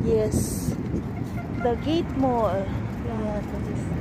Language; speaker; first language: English; non-native, local second language; Filipino